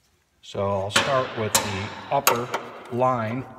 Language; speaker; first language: English; native; English